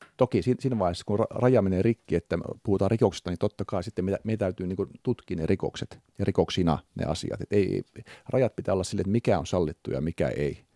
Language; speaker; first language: Finnish; native; Finnish